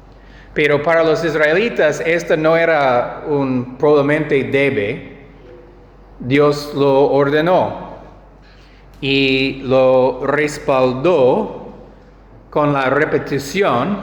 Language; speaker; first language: Spanish; non-native, fluent; English